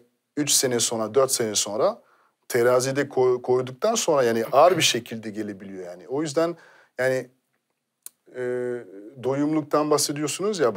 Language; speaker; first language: Turkish; non-native, fluent; French